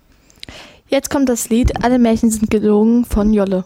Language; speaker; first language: German; native; German